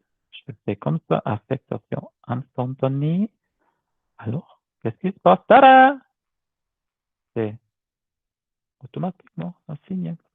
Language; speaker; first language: French; non-native, learner; German